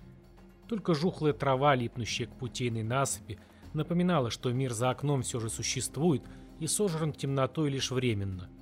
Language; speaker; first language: Russian; native; Russian